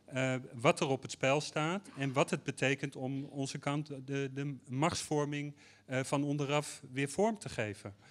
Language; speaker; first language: Dutch; native; Dutch